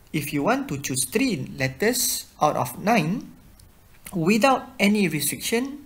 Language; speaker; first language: English; non-native, local second language; Malay